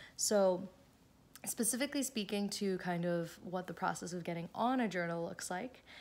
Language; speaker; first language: English; native; English